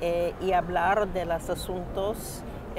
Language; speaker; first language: Spanish; non-native, fluent; English